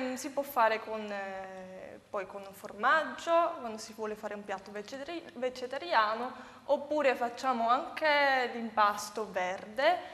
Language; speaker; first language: Italian; non-native, fluent; German